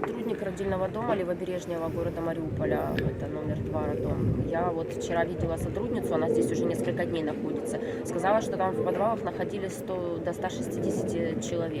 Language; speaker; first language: Russian; native; Russian